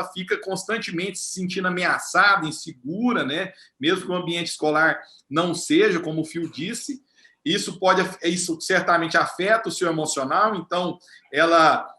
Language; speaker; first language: Portuguese; native; Portuguese